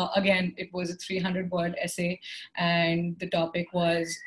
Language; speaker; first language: English; non-native, local second language; Hindi